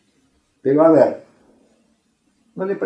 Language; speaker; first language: Spanish; native; Spanish